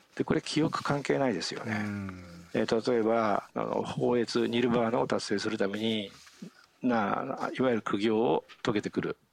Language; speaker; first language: Japanese; native; Japanese